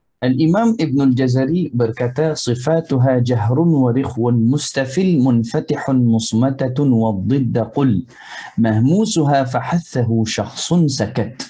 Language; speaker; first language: Malay; non-native, fluent; Arabic